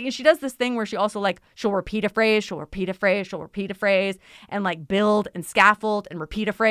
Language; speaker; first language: English; native; English